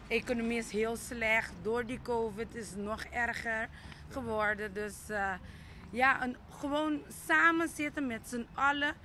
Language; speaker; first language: Dutch; non-native, local second language; Papiamento